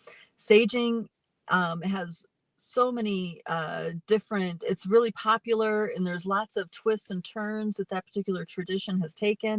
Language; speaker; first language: English; native; English